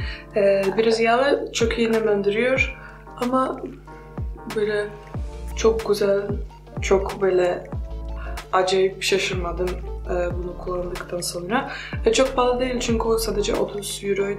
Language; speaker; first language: Turkish; non-native, fluent; Polish